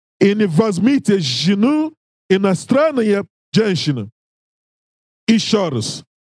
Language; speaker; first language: Russian; non-native, learner; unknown